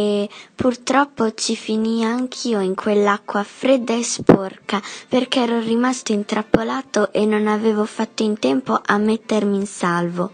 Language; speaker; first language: Italian; native; Italian